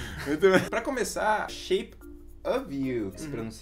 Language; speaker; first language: Portuguese; native; Portuguese